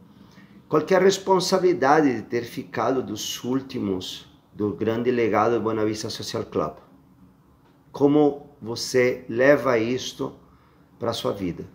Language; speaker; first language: Portuguese; non-native, fluent; Spanish